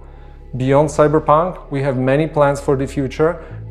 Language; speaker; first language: English; non-native, fluent; Polish